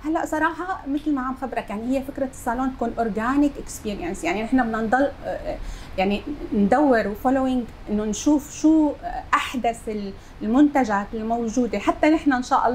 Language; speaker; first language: Arabic; native; Arabic